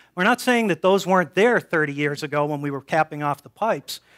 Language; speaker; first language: English; native; English